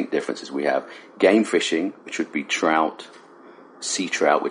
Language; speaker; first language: English; native; English